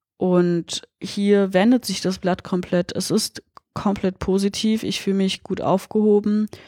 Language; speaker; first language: German; early bilingual, other home language; Polish